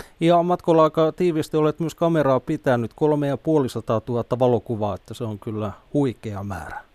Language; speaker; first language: Finnish; native; Finnish